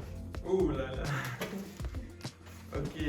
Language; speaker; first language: French; non-native, learner; English